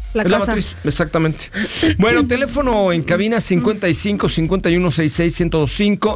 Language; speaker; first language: Spanish; native; Spanish